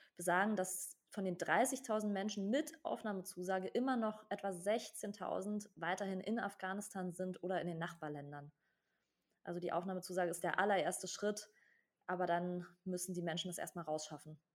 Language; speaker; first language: German; native; German